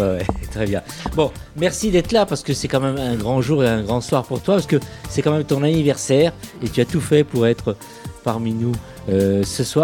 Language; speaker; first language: French; native; French